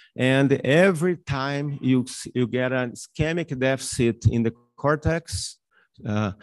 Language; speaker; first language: English; non-native, fluent; Portuguese